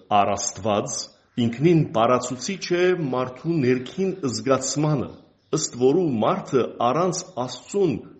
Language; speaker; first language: Armenian; native; Armenian